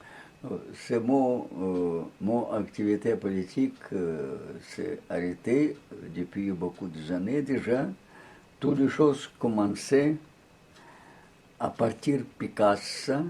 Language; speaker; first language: French; non-native, learner; Russian